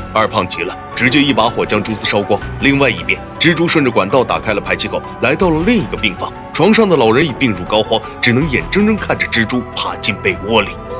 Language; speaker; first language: Chinese; native; Chinese